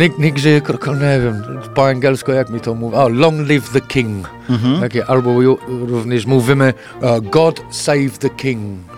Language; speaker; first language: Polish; non-native, fluent; English